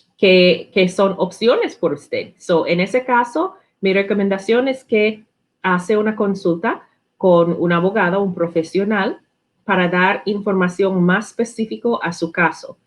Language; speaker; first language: Spanish; non-native, learner; English